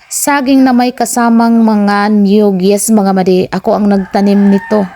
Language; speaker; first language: Filipino; non-native, local second language; Cebuano